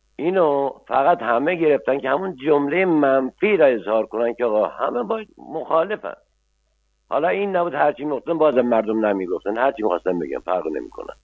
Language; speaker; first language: Persian; non-native, local second language; Azerbaijani